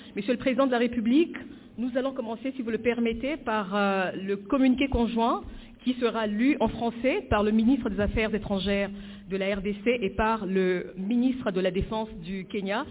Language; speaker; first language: French; non-native, local second language; Lingala